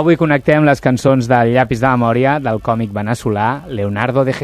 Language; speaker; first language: Catalan; native; Catalan